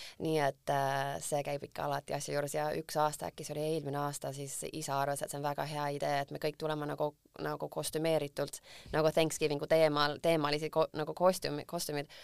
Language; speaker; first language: Estonian; early bilingual, other home language; English